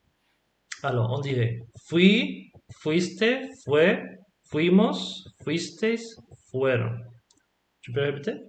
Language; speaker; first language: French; non-native, fluent; Spanish